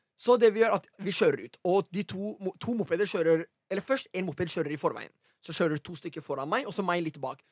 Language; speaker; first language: Norwegian; early bilingual, other home language; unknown